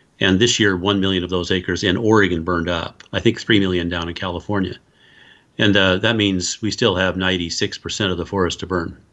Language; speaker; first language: English; native; English